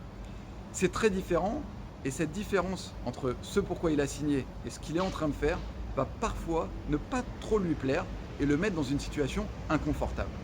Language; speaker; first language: French; native; French